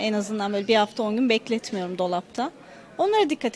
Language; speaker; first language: Turkish; native; Turkish